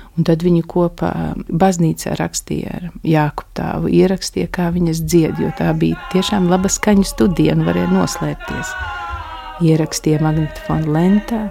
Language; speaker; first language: Latvian; native; Latvian